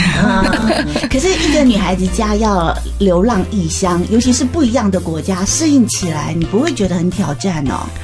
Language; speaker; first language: Chinese; native; Chinese